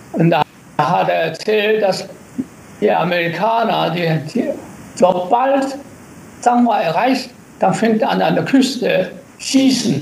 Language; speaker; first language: German; non-native, learner; Japanese